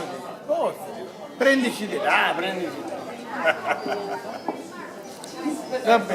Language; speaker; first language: Italian; native; Italian